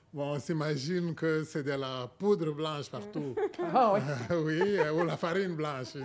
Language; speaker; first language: French; non-native, local second language; Swahili